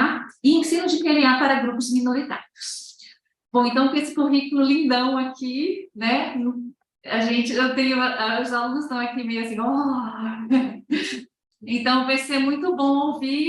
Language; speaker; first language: Portuguese; native; Portuguese